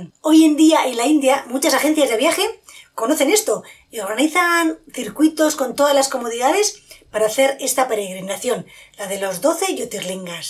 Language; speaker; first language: Spanish; native; Spanish